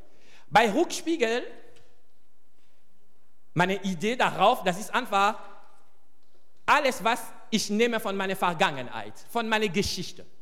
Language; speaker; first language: German; non-native, fluent; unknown